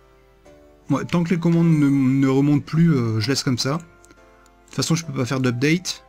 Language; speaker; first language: French; native; French